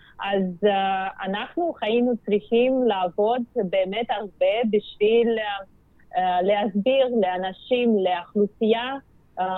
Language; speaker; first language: Hebrew; non-native, fluent; Russian